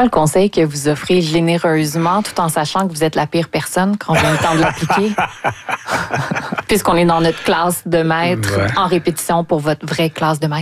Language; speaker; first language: French; native; French